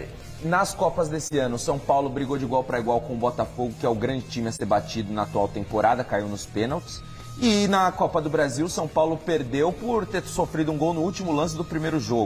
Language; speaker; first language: Portuguese; native; Portuguese